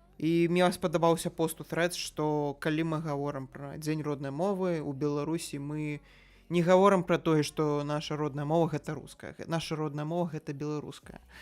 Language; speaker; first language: Belarusian; non-native, local second language; Russian